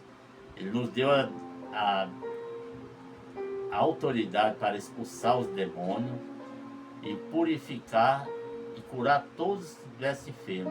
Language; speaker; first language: Portuguese; native; Portuguese